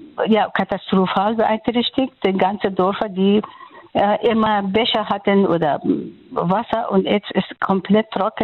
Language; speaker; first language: German; non-native, learner; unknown